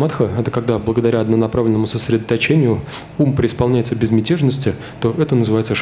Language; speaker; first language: Russian; native; Russian